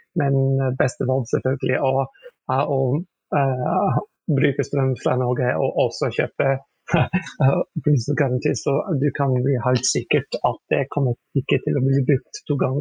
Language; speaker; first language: Norwegian; non-native, fluent; English